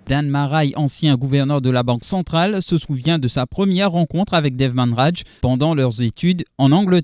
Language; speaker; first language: French; non-native, local second language; Morisyen